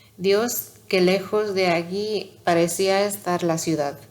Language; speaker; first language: Spanish; non-native, learner; English